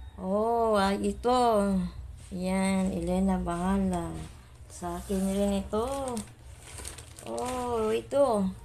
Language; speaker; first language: Filipino; non-native, local second language; Cebuano